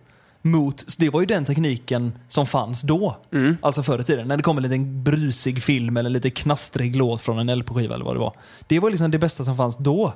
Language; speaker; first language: Swedish; native; Swedish